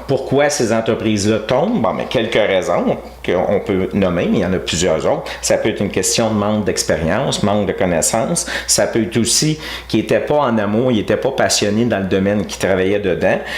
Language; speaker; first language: French; native; French